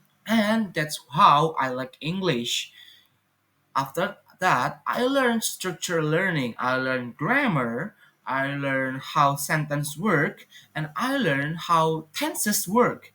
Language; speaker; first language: English; non-native, fluent; Indonesian